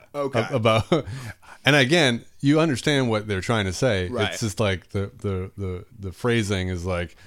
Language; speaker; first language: English; native; English